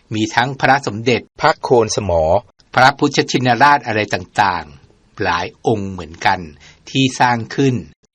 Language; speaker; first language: Thai; native; Thai